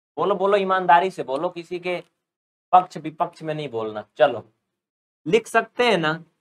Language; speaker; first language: Hindi; native; Hindi